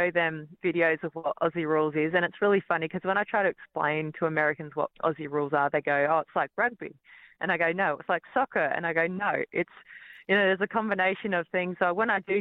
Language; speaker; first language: English; native; English